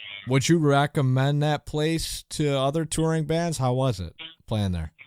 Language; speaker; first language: English; native; English